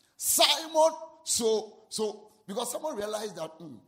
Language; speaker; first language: English; non-native, local second language; Akan